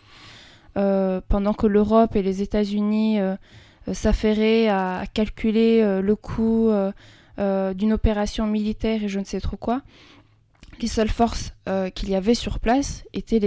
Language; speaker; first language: French; early bilingual, other home language; Kurdish